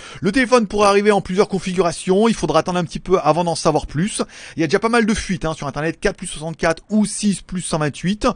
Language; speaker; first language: French; native; French